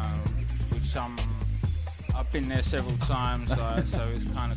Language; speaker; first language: English; native; English